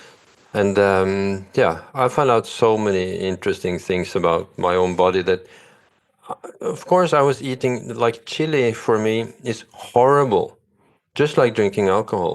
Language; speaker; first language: English; non-native, fluent; Norwegian